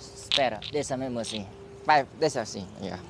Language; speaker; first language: Portuguese; non-native, learner; Vietnamese